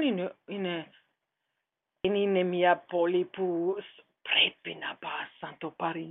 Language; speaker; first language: Greek; non-native, learner; German